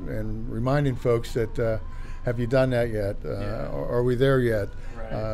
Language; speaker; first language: English; native; English